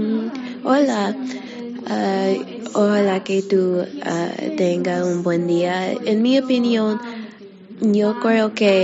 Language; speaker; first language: Spanish; early bilingual, heritage; Spanish